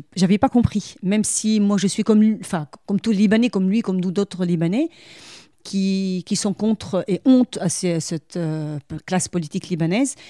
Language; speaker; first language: French; non-native, local second language; Arabic